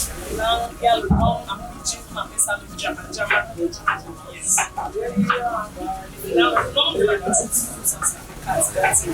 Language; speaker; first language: French; non-native, local second language; English